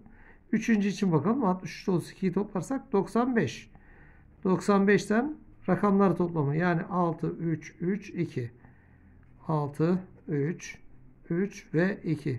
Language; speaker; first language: Turkish; native; Turkish